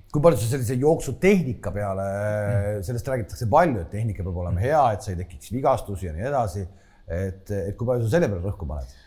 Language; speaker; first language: Estonian; native; Estonian